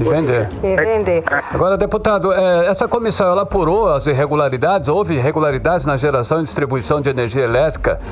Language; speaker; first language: Portuguese; native; Portuguese